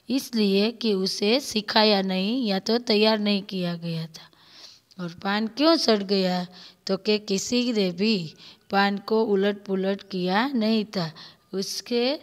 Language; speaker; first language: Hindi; non-native, local second language; Gujarati